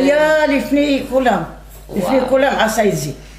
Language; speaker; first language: Hebrew; non-native, fluent; Arabic